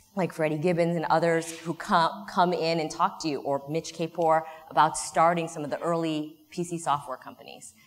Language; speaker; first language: English; native; English